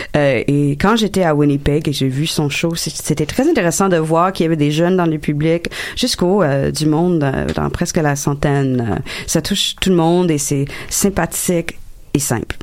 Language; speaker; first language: French; non-native, local second language; English